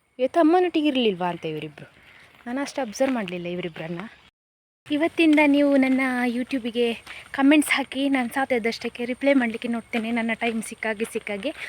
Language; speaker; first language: Kannada; non-native, local second language; Konkani